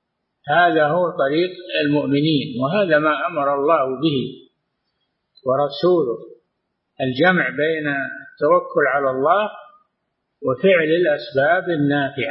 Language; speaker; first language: Arabic; native; Arabic